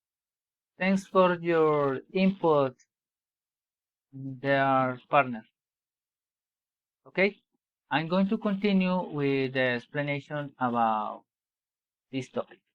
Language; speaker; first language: English; non-native, learner; Spanish